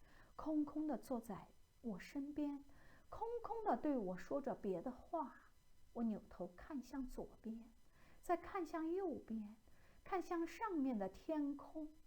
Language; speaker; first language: Chinese; native; Chinese